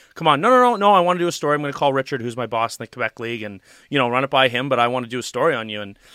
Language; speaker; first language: English; native; English